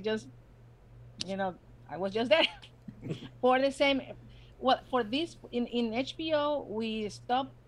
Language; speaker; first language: English; non-native, fluent; Spanish